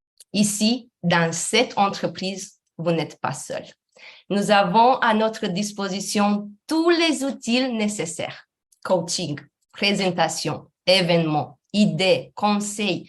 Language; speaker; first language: French; non-native, fluent; Romanian